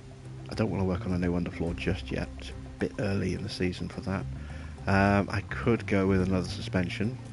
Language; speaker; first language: English; native; English